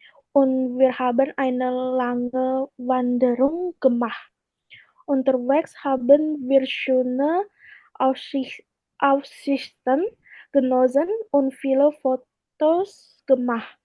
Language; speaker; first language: German; non-native, learner; Indonesian